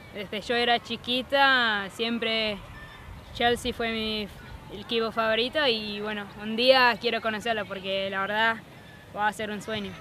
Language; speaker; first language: Spanish; non-native, fluent; English